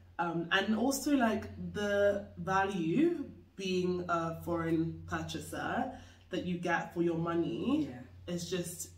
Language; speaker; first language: English; native; English